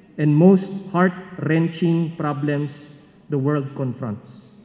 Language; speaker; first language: English; non-native, local second language; Filipino